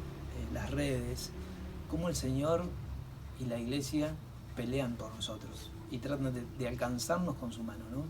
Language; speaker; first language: Spanish; native; Spanish